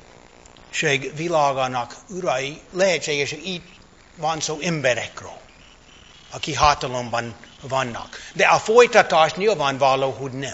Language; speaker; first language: Hungarian; non-native, fluent; English